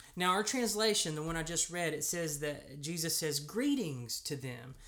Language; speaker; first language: English; native; English